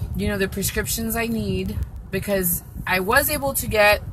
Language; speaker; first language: English; early bilingual, other home language; Spanish